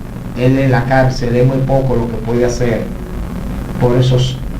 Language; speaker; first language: Spanish; native; Spanish